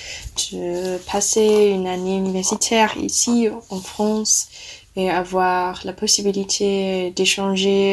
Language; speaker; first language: French; non-native, fluent; German